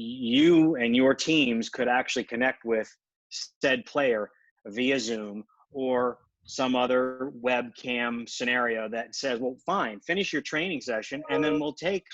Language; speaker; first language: English; native; English